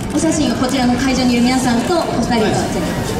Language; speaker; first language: Japanese; native; Japanese